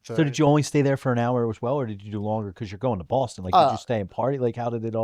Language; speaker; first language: English; native; English